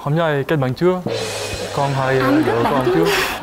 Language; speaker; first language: Vietnamese; early bilingual, heritage; French